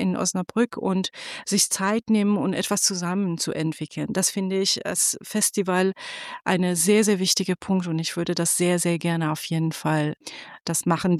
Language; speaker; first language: German; non-native, fluent; Persian